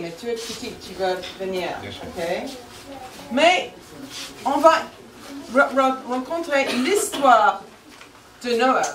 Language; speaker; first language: French; non-native, fluent; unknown